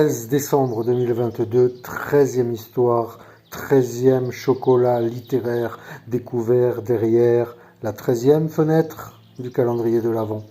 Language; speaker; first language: French; native; French